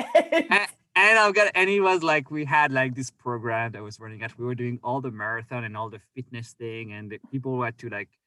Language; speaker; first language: English; non-native, fluent; French